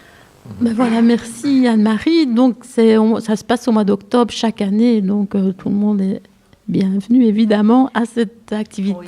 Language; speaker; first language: French; native; French